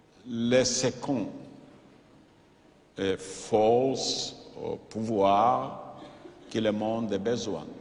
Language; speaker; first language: French; non-native, fluent; Yiddish